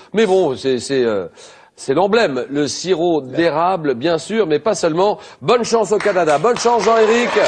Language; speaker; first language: French; native; French